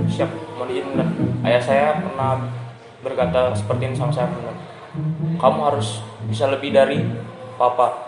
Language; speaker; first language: Indonesian; native; Indonesian